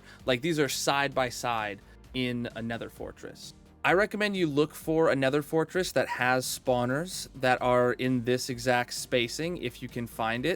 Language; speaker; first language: English; native; English